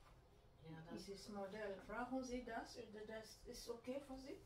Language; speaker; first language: German; non-native, learner; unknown